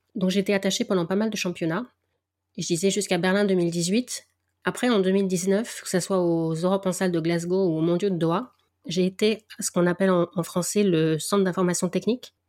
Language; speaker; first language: French; native; French